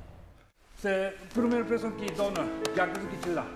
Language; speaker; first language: French; non-native, learner; Japanese